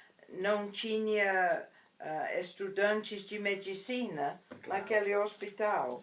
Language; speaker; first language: Portuguese; non-native, fluent; English